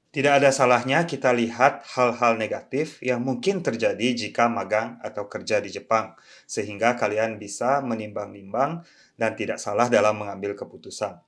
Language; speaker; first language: Indonesian; early bilingual, other home language; Japanese